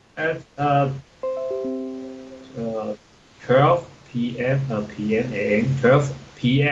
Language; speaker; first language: English; non-native, learner; Chinese